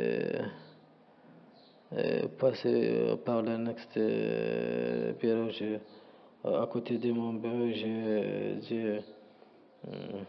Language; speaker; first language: French; non-native, learner; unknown